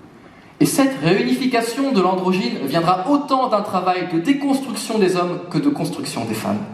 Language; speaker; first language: French; native; French